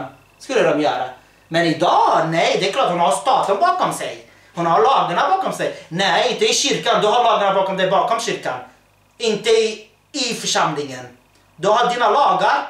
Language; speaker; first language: Swedish; early bilingual, other home language; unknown